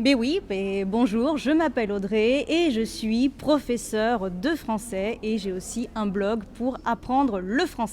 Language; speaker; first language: French; native; French